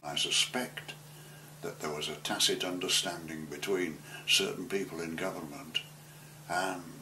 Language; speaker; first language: English; native; English